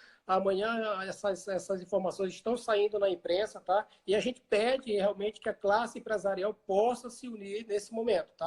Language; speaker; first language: Portuguese; native; Portuguese